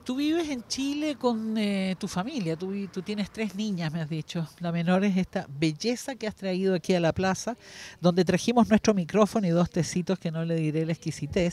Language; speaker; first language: Spanish; native; Spanish